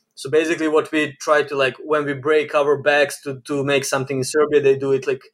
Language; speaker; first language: English; non-native, fluent; Serbian